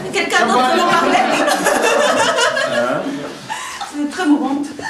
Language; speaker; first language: French; non-native, fluent; Spanish